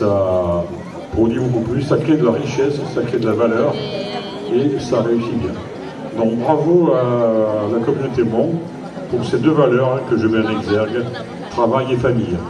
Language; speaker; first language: French; native; French